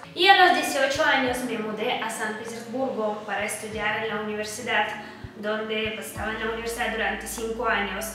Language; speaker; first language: Spanish; non-native, fluent; Russian